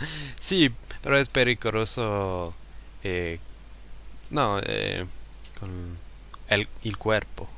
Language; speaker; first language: Italian; non-native, learner; French